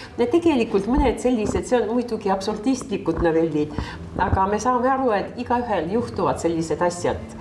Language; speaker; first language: Estonian; non-native, local second language; Russian